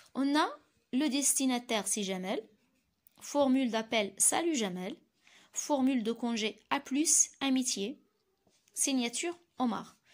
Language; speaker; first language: French; non-native, local second language; Arabic